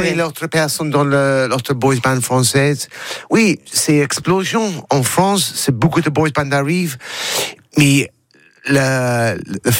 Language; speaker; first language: French; non-native, learner; English